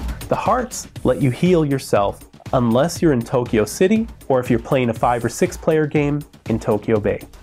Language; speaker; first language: English; native; English